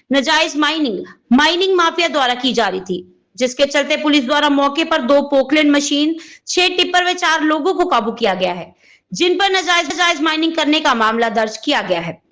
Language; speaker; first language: Hindi; non-native, local second language; Punjabi